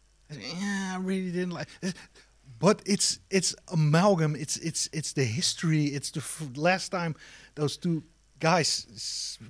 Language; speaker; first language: English; non-native, fluent; Dutch